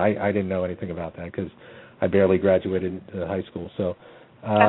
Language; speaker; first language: English; native; English